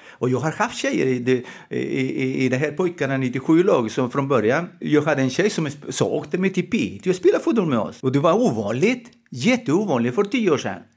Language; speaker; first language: Swedish; non-native, fluent; Spanish